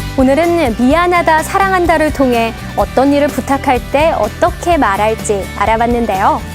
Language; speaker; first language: Korean; native; Korean